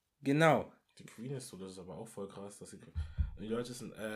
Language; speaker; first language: German; non-native, local second language; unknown